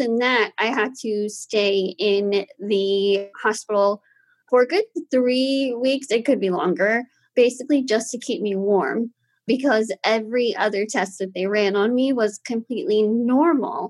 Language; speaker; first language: English; native; English